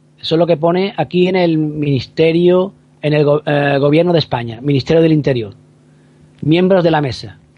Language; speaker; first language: Spanish; native; Spanish